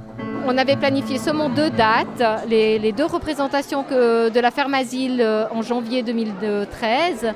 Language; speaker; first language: French; native; French